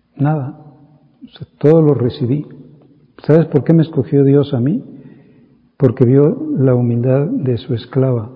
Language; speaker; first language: Spanish; native; Spanish